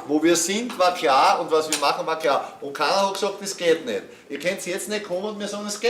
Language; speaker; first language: German; native; German